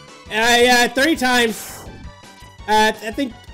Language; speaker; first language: English; native; English